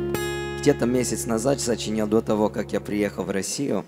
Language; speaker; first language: Russian; non-native, fluent; English